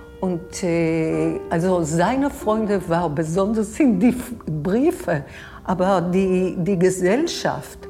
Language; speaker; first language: German; non-native, fluent; Hebrew